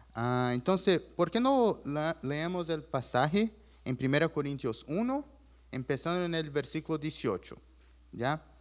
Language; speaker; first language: Spanish; early bilingual, other home language; Portuguese